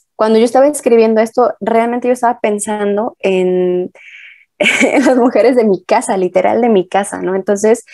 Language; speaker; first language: Spanish; native; Spanish